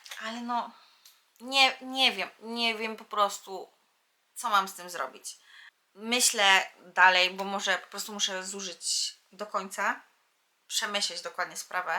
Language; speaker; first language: Polish; native; Polish